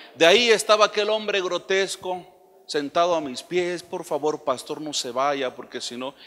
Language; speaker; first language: Spanish; native; Spanish